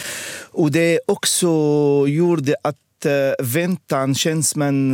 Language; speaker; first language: Swedish; non-native, fluent; Arabic